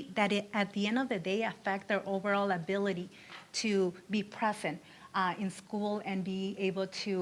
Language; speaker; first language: English; early bilingual, other home language; Spanish